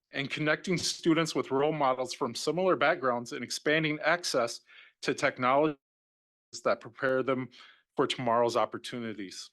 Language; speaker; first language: English; native; English